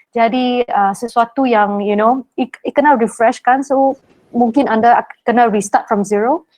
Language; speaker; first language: Malay; non-native, local second language; Min Nan Chinese